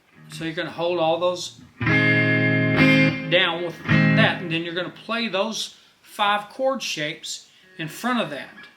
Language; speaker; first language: English; native; English